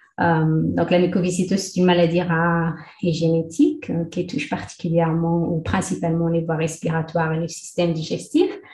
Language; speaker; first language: French; non-native, local second language; Arabic